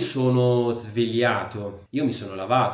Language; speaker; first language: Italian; non-native, fluent; Arabic